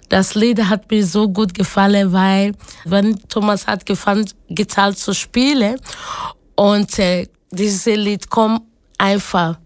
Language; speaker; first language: German; non-native, learner; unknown